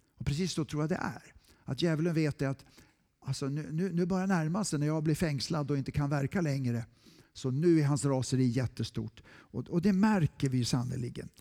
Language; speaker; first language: Swedish; native; Swedish